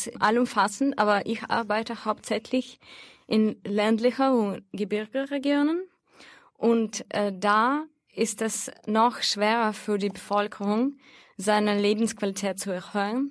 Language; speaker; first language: German; non-native, fluent; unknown